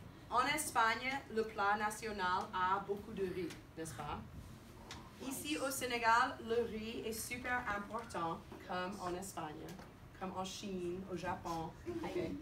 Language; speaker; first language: French; non-native, fluent; English